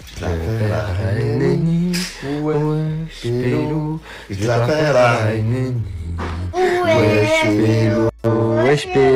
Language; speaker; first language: French; native; French